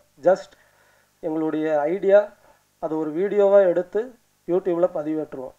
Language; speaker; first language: Tamil; native; Tamil